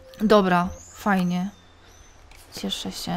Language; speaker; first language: Polish; native; Polish